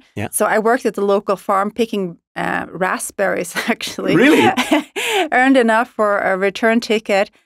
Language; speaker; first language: English; non-native, fluent; Swedish